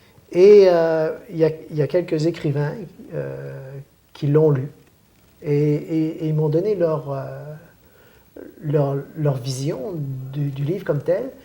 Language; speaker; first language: French; native; French